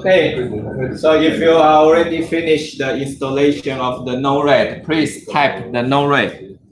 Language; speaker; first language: English; non-native, learner; Chinese